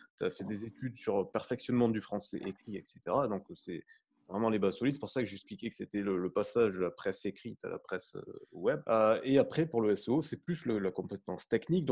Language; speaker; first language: French; native; French